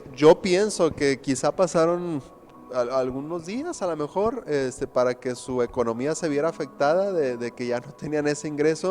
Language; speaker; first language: Spanish; native; Spanish